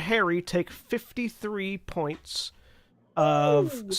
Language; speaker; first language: English; native; English